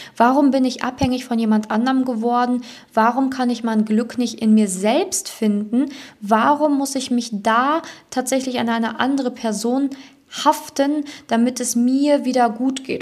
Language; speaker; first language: German; native; German